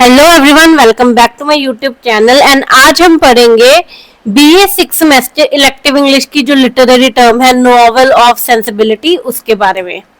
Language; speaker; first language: Hindi; non-native, local second language; Punjabi